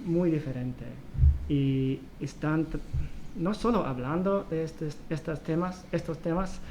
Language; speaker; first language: Spanish; non-native, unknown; English